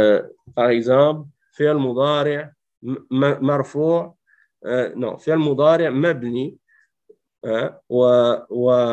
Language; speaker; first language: Arabic; non-native, fluent; French